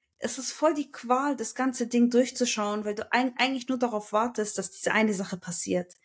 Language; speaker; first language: German; early bilingual, other home language; Turkish